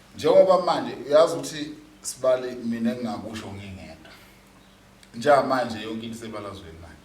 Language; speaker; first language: Zulu; native; Zulu